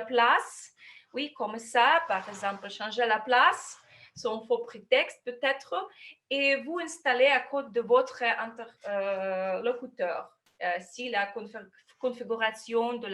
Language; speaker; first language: French; non-native, fluent; Russian